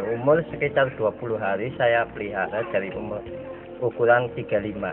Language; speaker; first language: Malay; non-native, local second language; Javanese